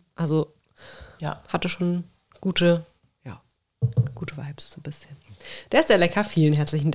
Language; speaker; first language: German; native; German